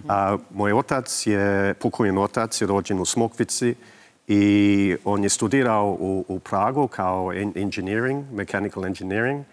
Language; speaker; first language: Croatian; early bilingual, heritage; English